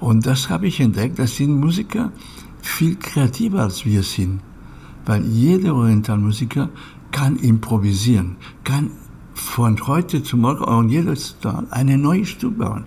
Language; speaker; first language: German; non-native, learner; Catalan